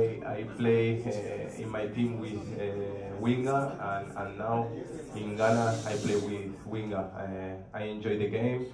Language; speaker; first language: English; non-native, learner; Spanish